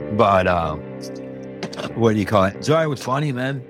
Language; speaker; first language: English; early bilingual, other home language; Spanish